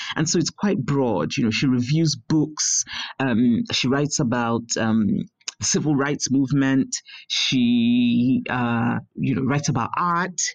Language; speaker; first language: English; non-native, local second language; Igbo